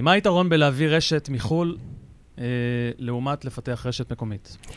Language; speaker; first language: Hebrew; native; Hebrew